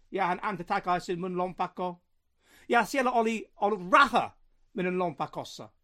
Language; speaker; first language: Finnish; non-native, learner; English